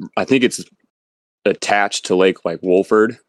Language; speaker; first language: English; native; English